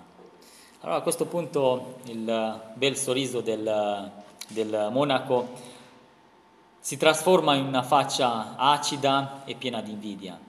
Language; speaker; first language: Italian; non-native, fluent; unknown